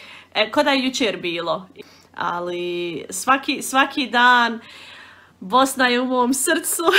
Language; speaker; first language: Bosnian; early bilingual, heritage; Bosnian